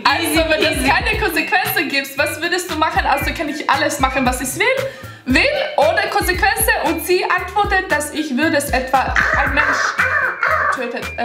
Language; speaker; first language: German; non-native, learner; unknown